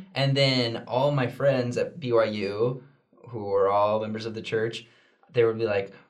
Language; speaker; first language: English; native; English